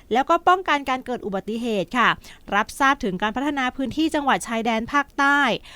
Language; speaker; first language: Thai; native; Thai